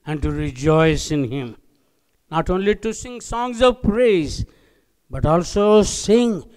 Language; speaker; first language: English; non-native, local second language; Telugu